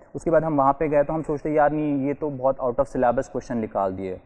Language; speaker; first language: Hindi; non-native, fluent; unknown